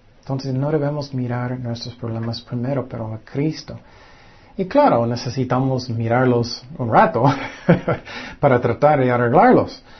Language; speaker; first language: Spanish; non-native, fluent; English